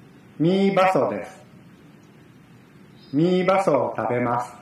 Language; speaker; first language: Japanese; non-native, learner; Indonesian